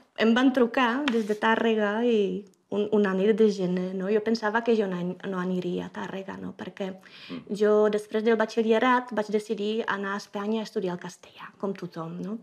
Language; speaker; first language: Catalan; non-native, fluent; Czech